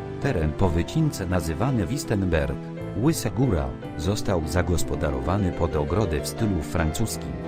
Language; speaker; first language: Polish; native; Polish